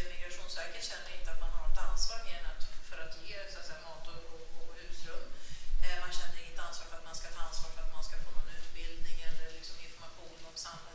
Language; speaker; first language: Swedish; native; Swedish